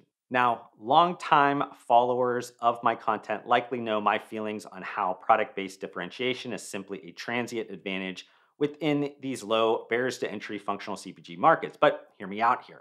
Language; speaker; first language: English; native; English